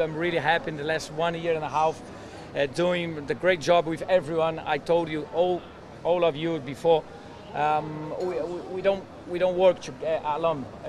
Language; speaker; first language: English; non-native, fluent; Portuguese